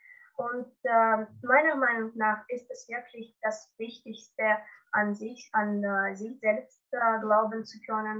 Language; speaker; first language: German; non-native, learner; Russian